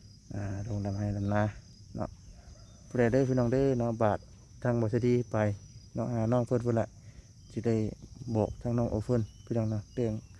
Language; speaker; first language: Thai; non-native, local second language; Lao